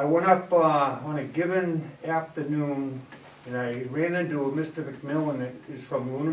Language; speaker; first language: English; native; English